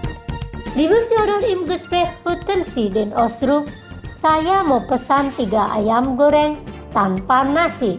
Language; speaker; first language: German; non-native, fluent; Indonesian